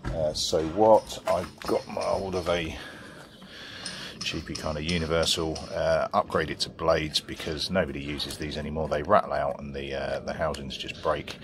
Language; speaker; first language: English; native; English